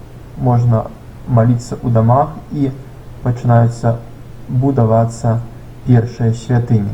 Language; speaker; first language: Belarusian; non-native, local second language; Russian